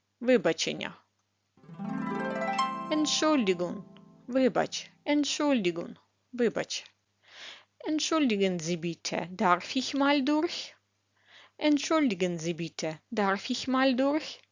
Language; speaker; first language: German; non-native, fluent; Ukrainian